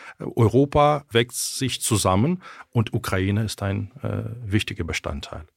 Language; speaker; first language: German; non-native, fluent; Ukrainian